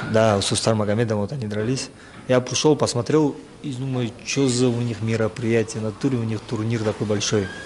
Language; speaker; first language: Russian; non-native, local second language; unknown